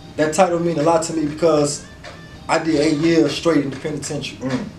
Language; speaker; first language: English; native; English